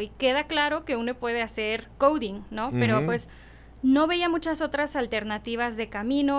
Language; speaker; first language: Spanish; early bilingual, heritage; Spanish